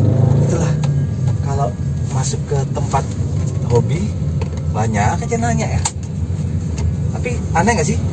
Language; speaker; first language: Indonesian; native; Indonesian